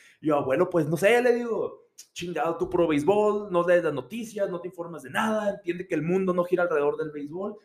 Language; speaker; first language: Spanish; native; Spanish